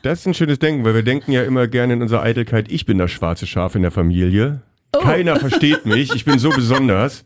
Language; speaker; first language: German; native; German